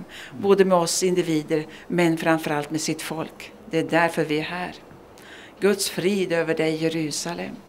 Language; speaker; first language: Swedish; native; Swedish